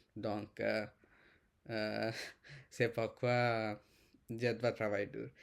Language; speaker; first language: French; non-native, learner; Telugu